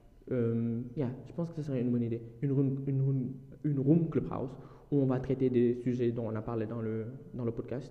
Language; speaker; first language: French; native; French